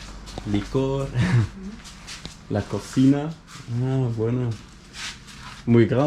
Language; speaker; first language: Spanish; non-native, learner; Dutch